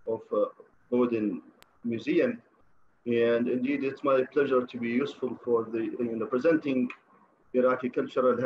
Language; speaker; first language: English; non-native, fluent; Arabic